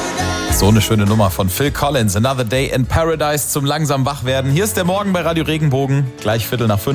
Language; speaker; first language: German; native; German